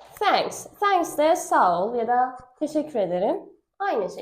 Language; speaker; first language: Turkish; non-native, fluent; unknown